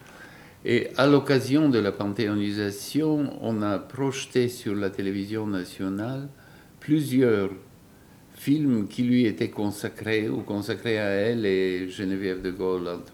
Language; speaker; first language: French; non-native, fluent; Bulgarian